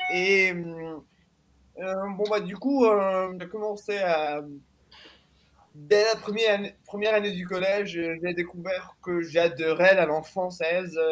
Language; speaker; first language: French; non-native, fluent; Italian